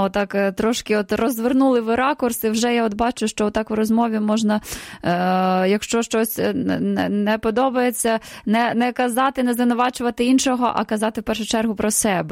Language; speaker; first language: Ukrainian; native; Ukrainian